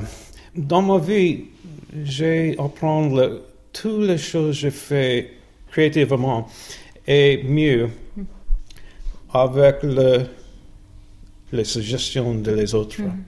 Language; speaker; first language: French; non-native, learner; English